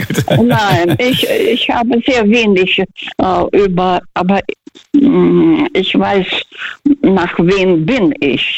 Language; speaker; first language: German; non-native, fluent; Russian